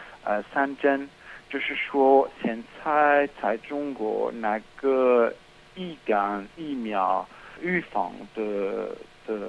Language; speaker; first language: Chinese; non-native, fluent; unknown